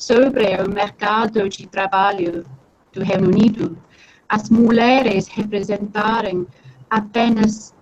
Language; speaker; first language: Portuguese; non-native, fluent; English